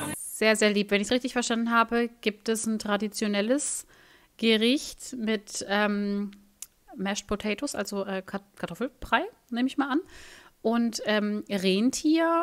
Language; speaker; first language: German; native; German